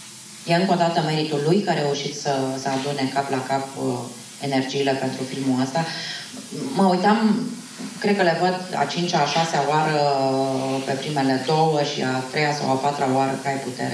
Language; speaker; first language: Romanian; native; Romanian